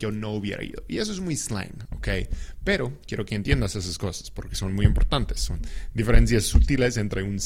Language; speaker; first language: Spanish; non-native, fluent; English